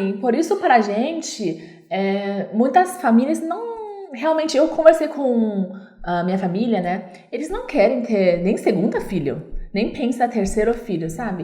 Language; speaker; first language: Portuguese; non-native, learner; Chinese